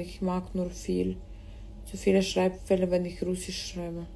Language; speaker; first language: German; early bilingual, other home language; Russian